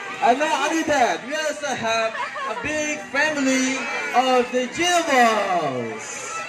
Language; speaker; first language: English; non-native, fluent; Indonesian